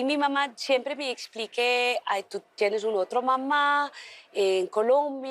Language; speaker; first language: Spanish; early bilingual, heritage; Dutch